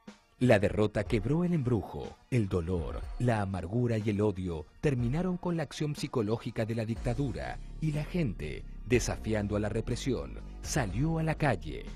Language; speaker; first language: Spanish; native; Spanish